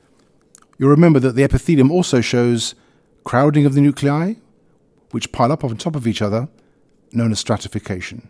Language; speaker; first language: English; native; English